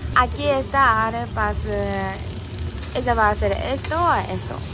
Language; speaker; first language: Spanish; non-native, learner; Japanese